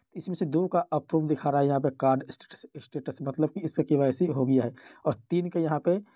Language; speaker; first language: Hindi; native; Hindi